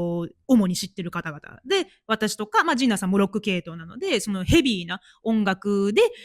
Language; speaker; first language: Japanese; native; Japanese